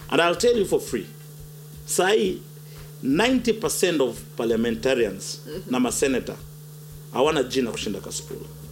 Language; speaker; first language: English; non-native, local second language; Luo (Kenya and Tanzania)